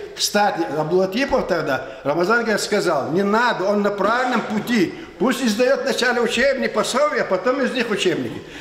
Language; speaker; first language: Russian; non-native, local second language; Lezghian